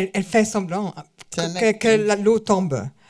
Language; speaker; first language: French; non-native, learner; German